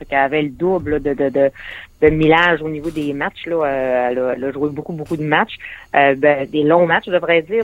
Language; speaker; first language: French; native; French